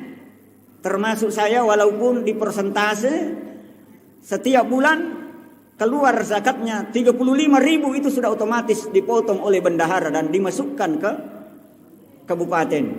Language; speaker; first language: Indonesian; non-native, local second language; Buginese